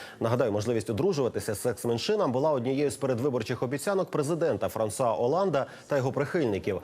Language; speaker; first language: Ukrainian; native; Ukrainian